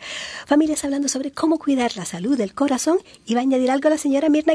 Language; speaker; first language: Spanish; native; Spanish